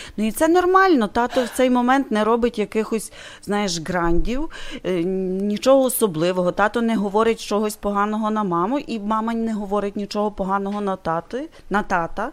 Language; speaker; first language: Ukrainian; native; Ukrainian